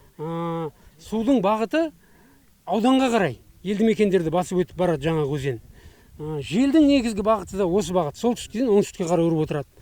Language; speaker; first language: Kazakh; native; Kazakh